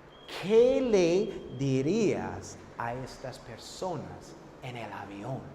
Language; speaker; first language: Spanish; non-native, fluent; English